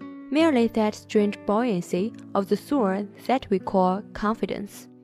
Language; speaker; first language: English; non-native, learner; Chinese